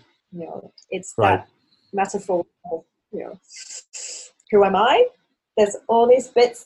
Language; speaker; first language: English; non-native, local second language; Cantonese